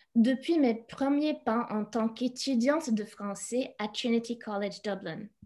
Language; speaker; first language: French; non-native, fluent; English